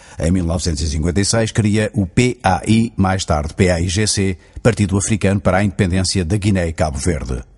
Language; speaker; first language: Portuguese; native; Portuguese